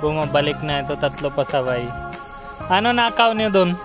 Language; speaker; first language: Filipino; non-native, learner; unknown